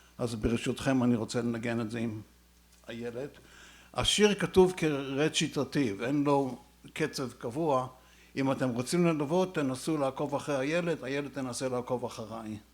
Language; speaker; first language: Hebrew; native; Hebrew